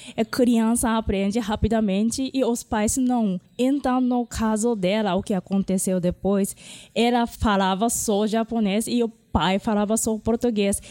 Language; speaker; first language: Portuguese; non-native, fluent; Japanese